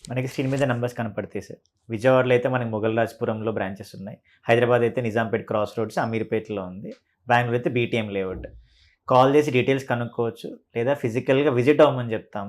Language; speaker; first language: Telugu; native; Telugu